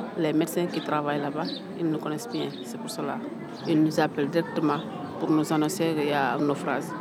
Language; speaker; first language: French; non-native, local second language; Fula